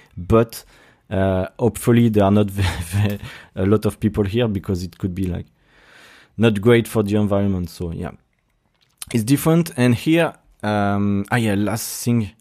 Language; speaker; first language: English; non-native, fluent; French